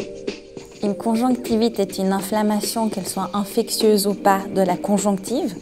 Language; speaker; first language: French; native; French